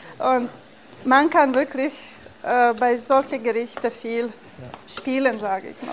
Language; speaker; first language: German; non-native, fluent; Serbian